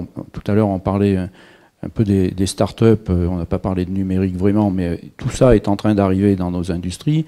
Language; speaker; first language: French; native; French